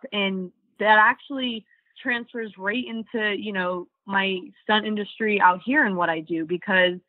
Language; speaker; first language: English; native; English